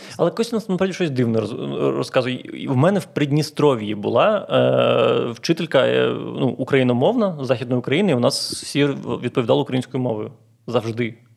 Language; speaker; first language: Ukrainian; non-native, local second language; Russian